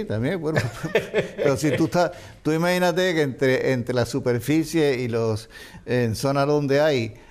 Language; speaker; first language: Spanish; native; Spanish